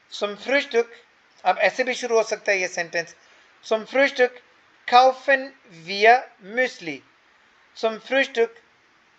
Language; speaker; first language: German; non-native, fluent; Hindi